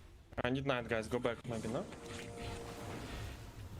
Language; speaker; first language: English; non-native, learner; Russian